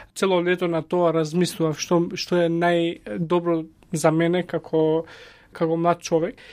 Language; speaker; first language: Macedonian; non-native, local second language; Albanian